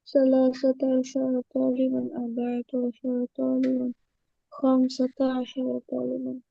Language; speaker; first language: Arabic; non-native, learner; Bangla